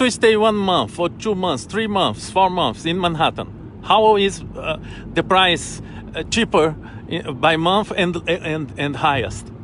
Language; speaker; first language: English; non-native, learner; Portuguese